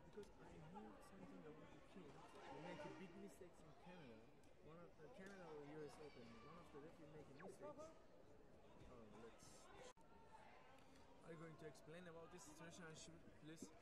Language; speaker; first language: English; non-native, learner; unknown